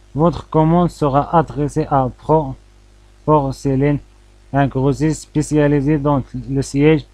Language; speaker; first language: French; non-native, local second language; Arabic